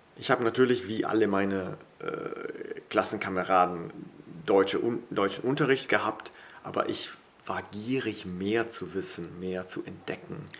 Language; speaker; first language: German; non-native, fluent; Italian